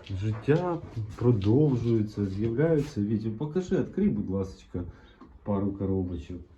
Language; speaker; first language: Ukrainian; non-native, local second language; Russian